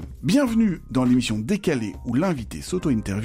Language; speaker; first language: French; native; French